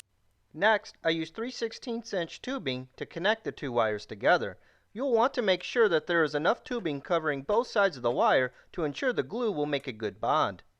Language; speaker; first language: English; native; English